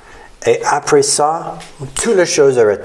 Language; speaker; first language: French; non-native, learner; English